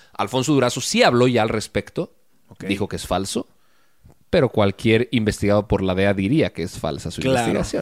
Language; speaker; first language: Spanish; native; Spanish